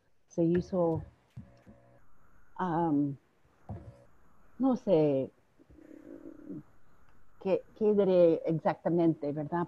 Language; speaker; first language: Spanish; non-native, fluent; English